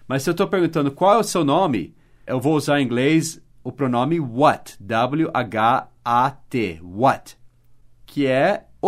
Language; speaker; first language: Portuguese; non-native, fluent; English